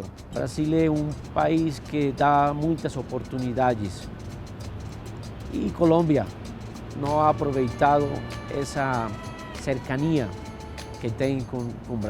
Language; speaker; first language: Portuguese; non-native, fluent; Spanish